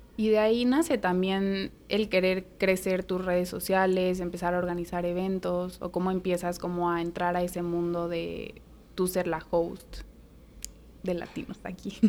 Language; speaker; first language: Spanish; native; Spanish